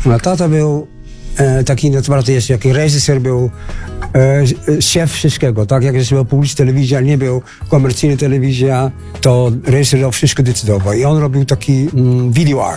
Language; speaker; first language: Polish; non-native, fluent; Dutch